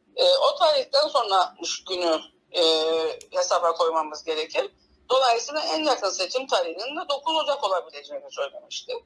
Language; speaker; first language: Turkish; native; Turkish